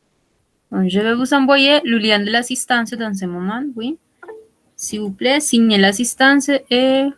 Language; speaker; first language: French; non-native, learner; Spanish